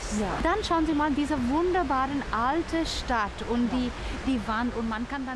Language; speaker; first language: German; non-native, fluent; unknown